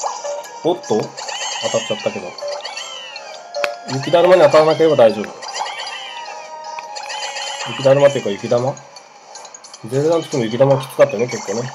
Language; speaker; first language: Japanese; native; Japanese